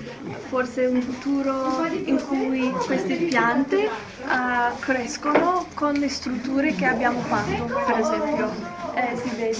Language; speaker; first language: Italian; non-native, learner; English